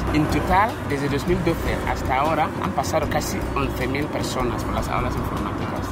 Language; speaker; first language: Spanish; non-native, fluent; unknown